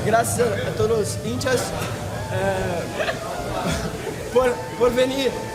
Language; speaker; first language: Spanish; non-native, learner; Portuguese